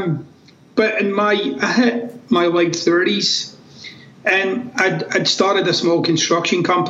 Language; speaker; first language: English; native; English